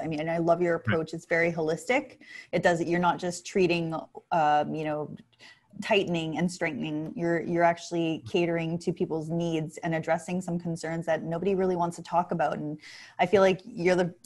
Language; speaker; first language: English; native; English